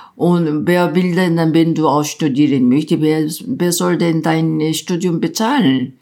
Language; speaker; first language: German; non-native, fluent; Korean